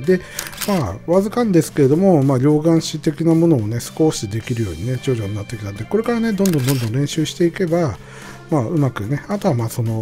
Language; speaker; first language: Japanese; native; Japanese